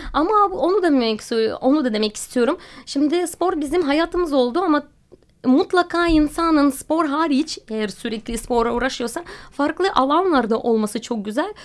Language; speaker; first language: Turkish; non-native, fluent; Russian